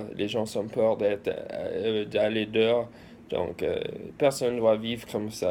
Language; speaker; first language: French; early bilingual, heritage; English